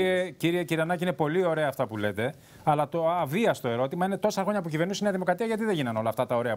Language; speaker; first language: Greek; native; Greek